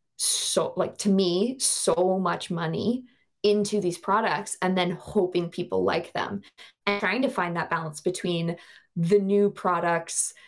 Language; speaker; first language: English; native; English